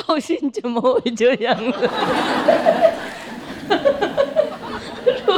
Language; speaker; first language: Chinese; non-native, fluent; Vietnamese